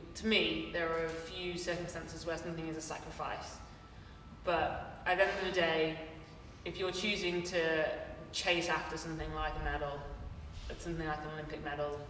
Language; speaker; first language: English; native; English